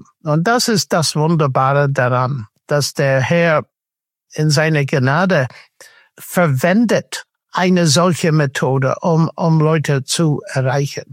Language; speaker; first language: German; non-native, fluent; English